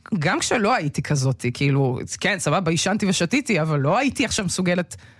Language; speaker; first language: Hebrew; early bilingual, other home language; Russian